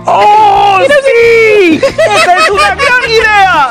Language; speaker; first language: Spanish; native; Spanish